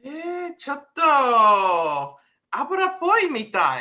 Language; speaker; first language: Japanese; non-native, learner; English